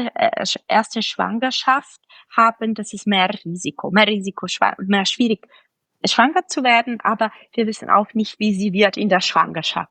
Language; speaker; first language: German; non-native, fluent; Italian